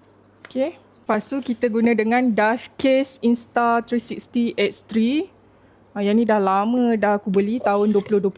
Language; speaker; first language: Malay; native; Malay